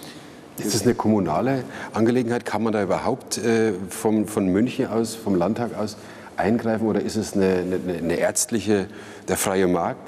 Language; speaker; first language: German; native; German